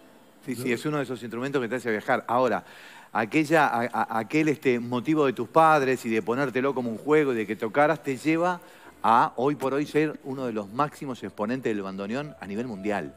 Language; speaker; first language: Spanish; native; Spanish